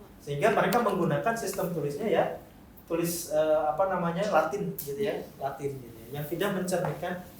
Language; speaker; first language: Indonesian; non-native, local second language; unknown